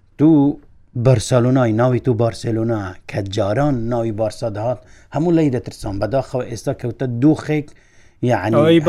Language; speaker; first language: Central Kurdish; non-native, local second language; Kurdish